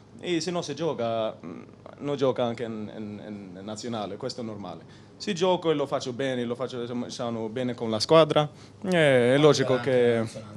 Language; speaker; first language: Italian; non-native, learner; Spanish